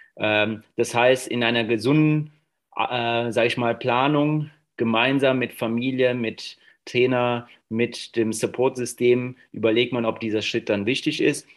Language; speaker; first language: German; native; German